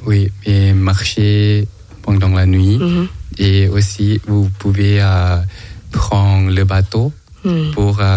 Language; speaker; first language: French; non-native, learner; Thai